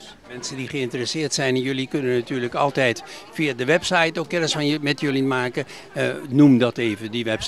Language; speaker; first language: Dutch; native; Dutch